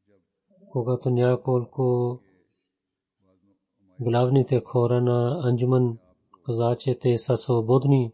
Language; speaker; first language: Bulgarian; non-native, fluent; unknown